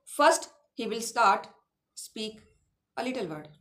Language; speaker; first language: English; non-native, local second language; Awadhi